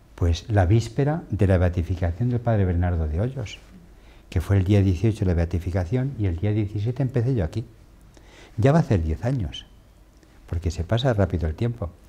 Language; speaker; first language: Spanish; native; Spanish